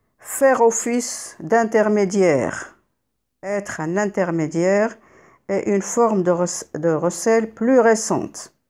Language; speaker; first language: French; non-native, local second language; Arabic